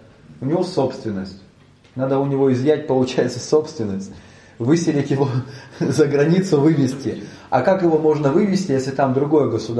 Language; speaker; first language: Russian; native; Russian